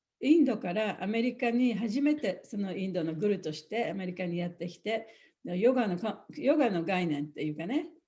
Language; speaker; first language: Japanese; native; Japanese